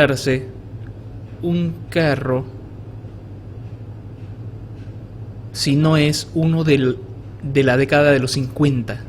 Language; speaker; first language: Spanish; native; Spanish